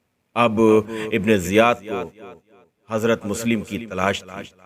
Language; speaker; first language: Urdu; native; Urdu